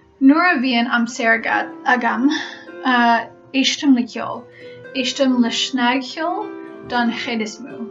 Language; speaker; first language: Irish; non-native, learner; English